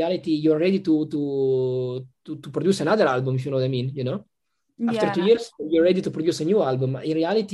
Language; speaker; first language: English; non-native, fluent; Italian